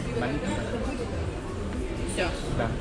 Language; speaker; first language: Russian; non-native, learner; Korean